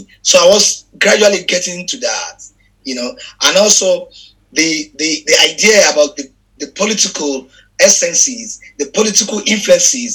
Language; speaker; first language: English; non-native, local second language; Yoruba